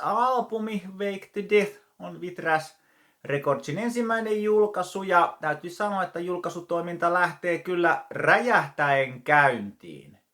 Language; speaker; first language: Finnish; native; Finnish